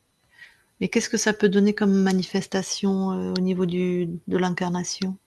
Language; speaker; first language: French; native; French